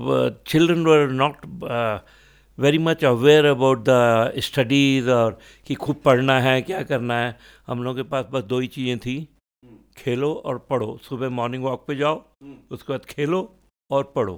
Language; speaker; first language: English; non-native, local second language; Hindi